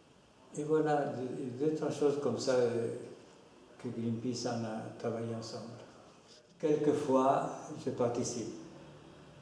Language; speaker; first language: French; non-native, fluent; Spanish